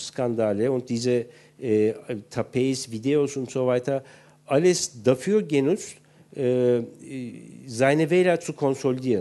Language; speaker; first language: German; non-native, fluent; Turkish